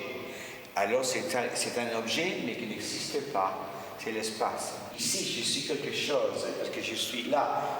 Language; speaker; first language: French; non-native, fluent; Spanish